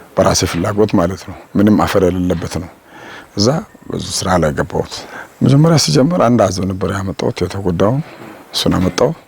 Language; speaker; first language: Amharic; non-native, local second language; Wolaytta